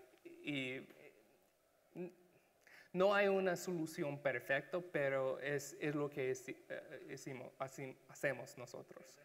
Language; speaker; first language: Spanish; non-native, learner; English